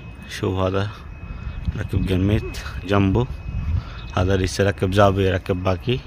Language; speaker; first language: Arabic; non-native, learner; Bangla